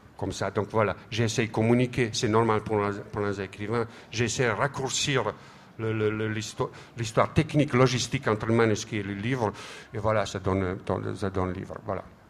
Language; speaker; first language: French; non-native, fluent; Serbian